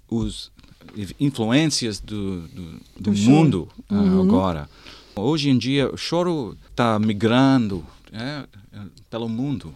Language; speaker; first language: Portuguese; non-native, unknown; English